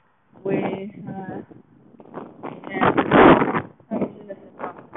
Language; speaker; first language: French; non-native, learner; English